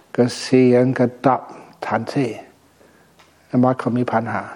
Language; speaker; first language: Thai; non-native, fluent; English